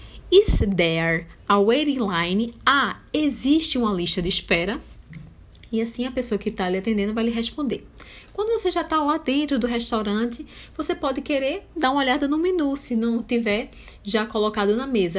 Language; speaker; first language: Portuguese; native; Portuguese